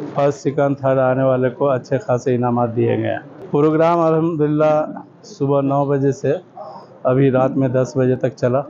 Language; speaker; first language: Hindi; non-native, local second language; Urdu